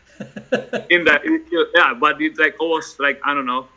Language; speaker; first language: English; non-native, fluent; Indonesian